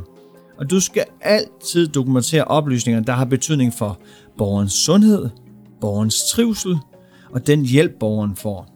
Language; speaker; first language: Danish; native; Danish